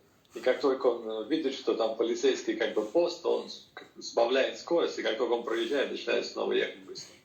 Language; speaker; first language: Russian; native; Russian